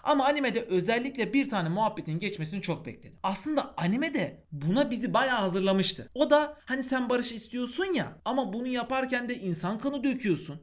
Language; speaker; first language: Turkish; native; Turkish